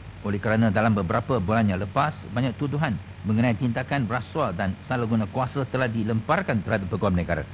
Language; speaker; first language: Malay; non-native, local second language; Chinese